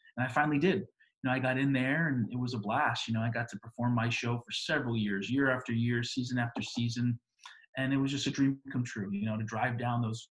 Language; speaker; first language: English; native; English